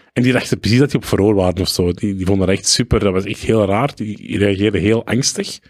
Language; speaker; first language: Dutch; early bilingual, other home language; Arabic